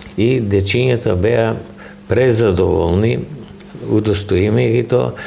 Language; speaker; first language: Macedonian; native; Macedonian